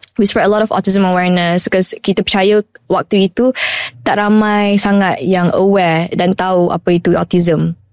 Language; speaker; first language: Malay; non-native, local second language; English